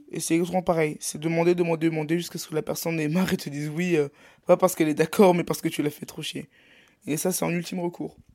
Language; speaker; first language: French; native; French